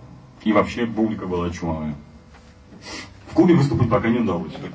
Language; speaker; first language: Russian; native; Russian